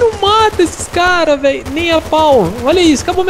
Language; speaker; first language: Portuguese; native; Portuguese